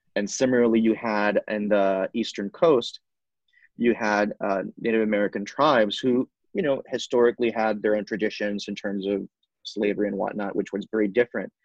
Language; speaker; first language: English; non-native, fluent; Spanish